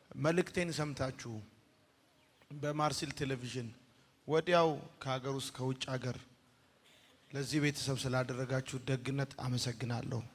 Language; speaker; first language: Amharic; native; Amharic